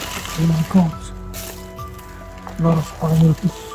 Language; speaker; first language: English; non-native, learner; Khmer